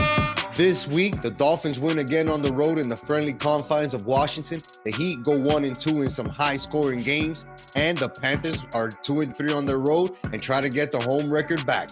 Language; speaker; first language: English; native; English